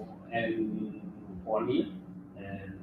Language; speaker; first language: English; non-native, fluent; French